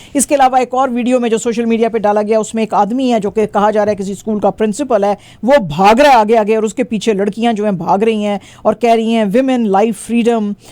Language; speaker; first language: Urdu; non-native, local second language; Punjabi